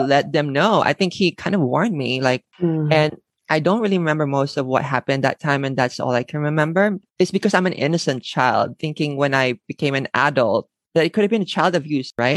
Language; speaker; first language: English; non-native, local second language; Filipino